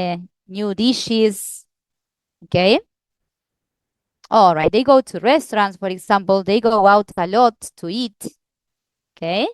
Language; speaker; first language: English; non-native, fluent; Spanish